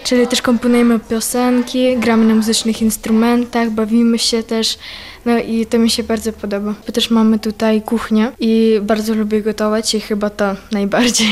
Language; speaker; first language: Polish; early bilingual, other home language; Ukrainian